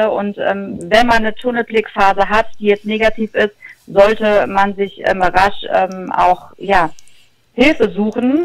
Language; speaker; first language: German; native; German